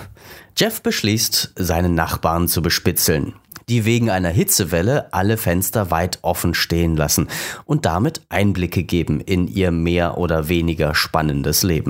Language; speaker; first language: German; native; German